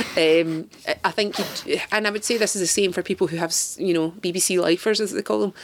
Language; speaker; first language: English; native; English